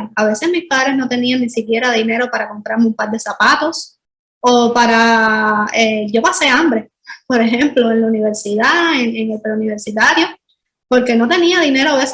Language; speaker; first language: Spanish; native; Spanish